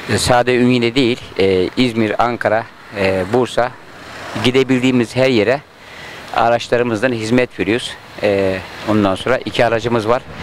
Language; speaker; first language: Turkish; native; Turkish